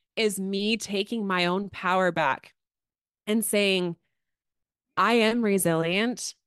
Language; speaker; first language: English; native; English